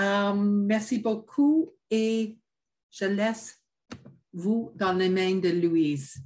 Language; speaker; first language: French; non-native, fluent; English